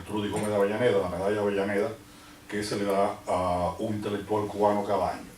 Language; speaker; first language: Spanish; native; Spanish